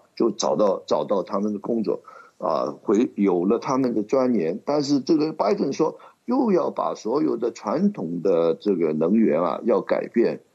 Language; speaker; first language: Chinese; non-native, local second language; Cantonese